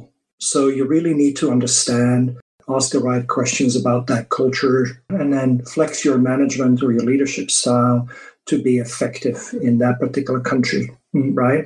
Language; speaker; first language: English; non-native, fluent; Dutch